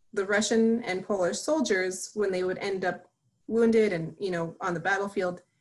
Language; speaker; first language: English; native; English